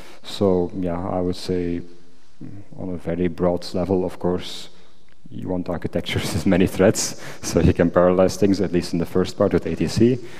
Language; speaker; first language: English; non-native, fluent; Dutch